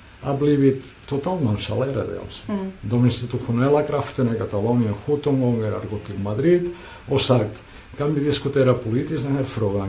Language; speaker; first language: Swedish; non-native, fluent; Catalan